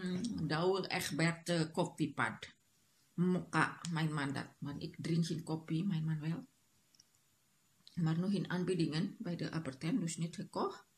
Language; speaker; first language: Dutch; non-native, learner; Indonesian